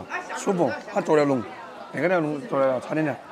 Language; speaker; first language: Chinese; native; Chinese